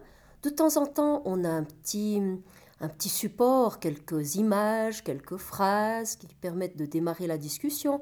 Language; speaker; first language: French; native; French